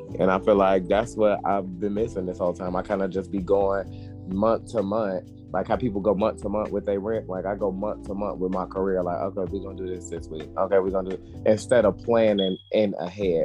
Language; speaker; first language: English; native; English